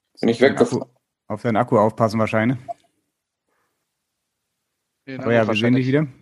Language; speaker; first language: German; native; German